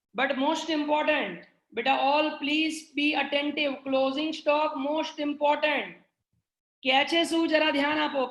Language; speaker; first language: Hindi; non-native, local second language; Gujarati